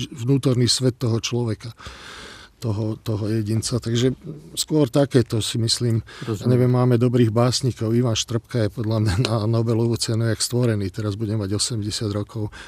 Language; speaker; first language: Slovak; non-native, local second language; Hungarian